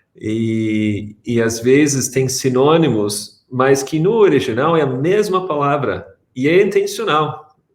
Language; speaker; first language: Portuguese; non-native, fluent; English